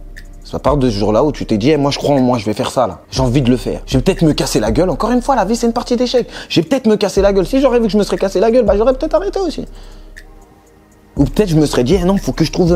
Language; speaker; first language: French; native; French